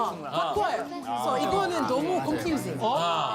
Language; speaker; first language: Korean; non-native, learner; French